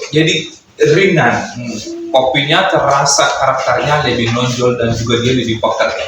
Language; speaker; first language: Indonesian; non-native, fluent; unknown